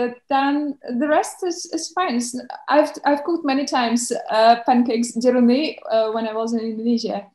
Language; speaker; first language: English; non-native, fluent; Belarusian